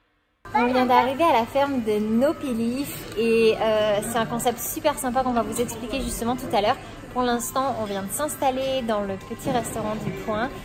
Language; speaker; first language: French; native; French